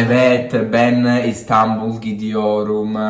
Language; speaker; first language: Turkish; non-native, learner; Italian